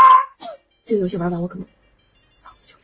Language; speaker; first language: Chinese; native; Chinese